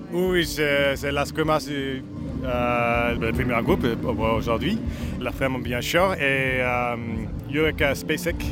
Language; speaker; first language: French; non-native, learner; English